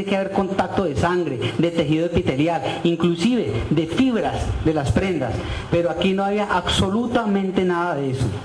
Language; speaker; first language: Spanish; native; Spanish